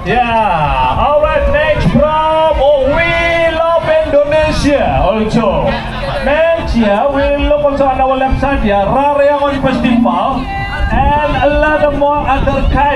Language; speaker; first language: English; non-native, learner; Indonesian